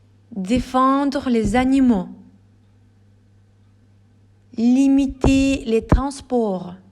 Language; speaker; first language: French; non-native, fluent; Ukrainian